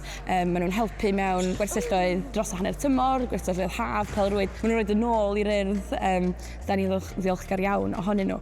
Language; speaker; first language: Welsh; native; Welsh